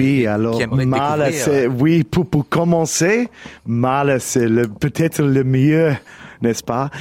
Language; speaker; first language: French; non-native, learner; English